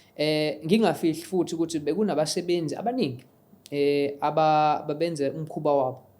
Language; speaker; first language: Zulu; non-native, local second language; English